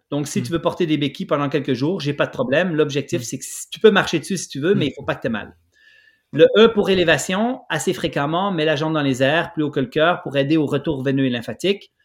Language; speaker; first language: French; native; French